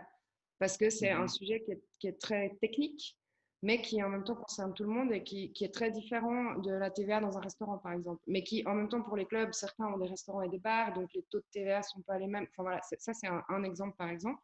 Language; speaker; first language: French; native; French